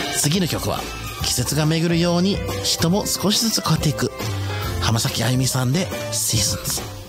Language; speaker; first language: Japanese; non-native, fluent; English